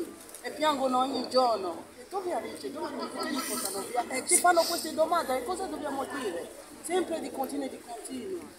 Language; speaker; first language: Italian; non-native, learner; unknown